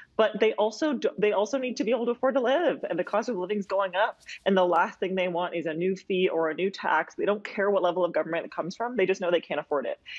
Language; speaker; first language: English; native; English